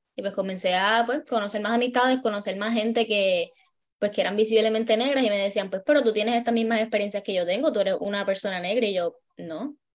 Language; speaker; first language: Spanish; native; Spanish